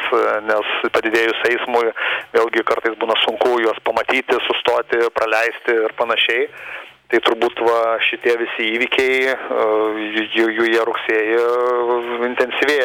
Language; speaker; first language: Lithuanian; native; Lithuanian